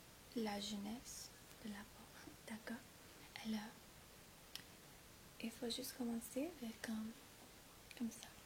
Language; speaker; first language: French; non-native, fluent; English